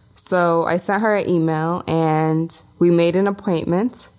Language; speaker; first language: English; native; English